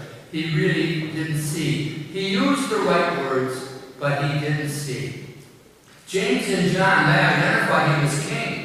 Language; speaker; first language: English; native; English